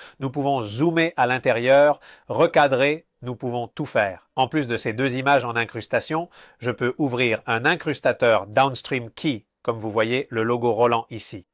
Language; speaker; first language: French; non-native, fluent; Spanish